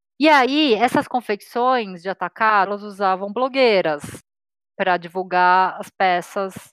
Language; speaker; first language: Portuguese; native; Portuguese